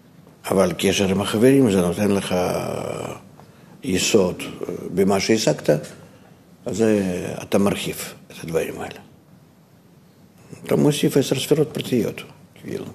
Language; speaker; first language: Hebrew; non-native, fluent; Russian